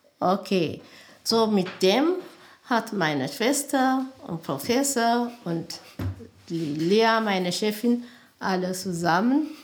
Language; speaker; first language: German; non-native, learner; Amharic